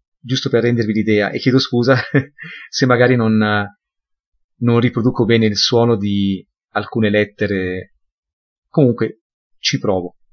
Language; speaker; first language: Italian; native; Italian